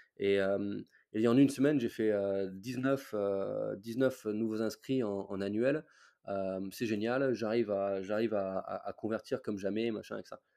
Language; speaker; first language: French; non-native, fluent; English